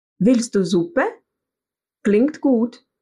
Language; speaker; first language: German; non-native, fluent; Russian